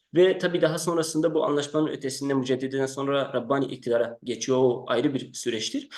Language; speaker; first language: Turkish; non-native, fluent; Persian